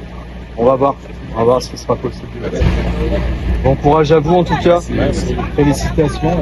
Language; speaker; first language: French; native; French